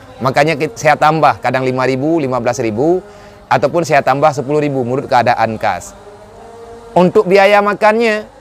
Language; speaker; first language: Indonesian; non-native, local second language; Achinese